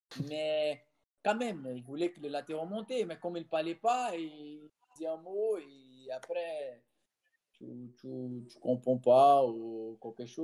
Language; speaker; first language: French; non-native, fluent; Portuguese